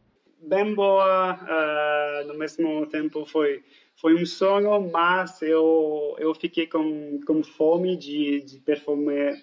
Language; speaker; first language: Portuguese; non-native, fluent; French